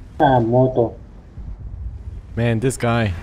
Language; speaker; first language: English; non-native, learner; German